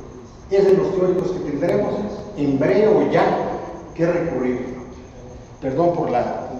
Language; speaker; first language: Spanish; native; Spanish